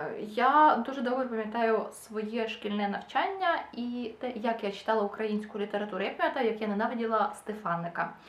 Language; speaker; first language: Ukrainian; non-native, local second language; Russian